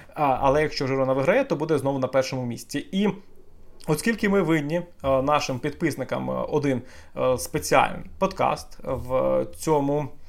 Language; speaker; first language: Ukrainian; native; Ukrainian